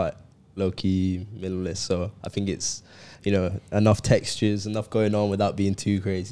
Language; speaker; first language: English; native; English